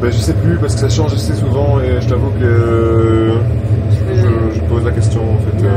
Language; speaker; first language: French; native; French